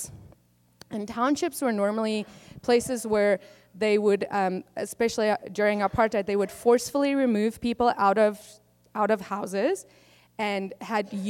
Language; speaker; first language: English; non-native, local second language; Afrikaans